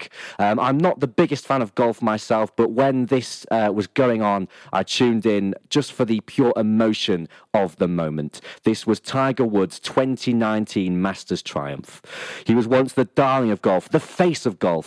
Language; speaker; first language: English; native; English